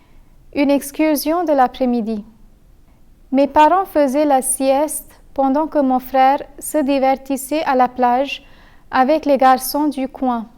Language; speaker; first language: French; non-native, fluent; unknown